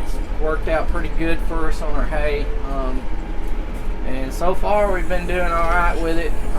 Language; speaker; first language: English; native; English